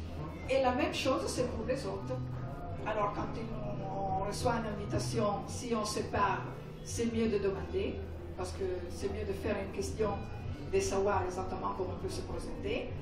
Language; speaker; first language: French; non-native, fluent; Italian